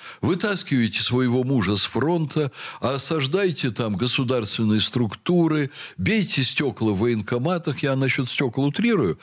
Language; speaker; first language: Russian; native; Russian